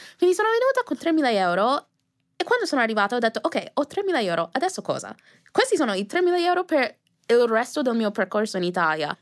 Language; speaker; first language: Italian; non-native, fluent; English